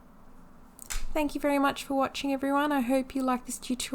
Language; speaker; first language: English; native; English